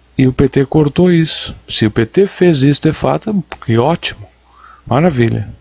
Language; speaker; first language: Portuguese; native; Portuguese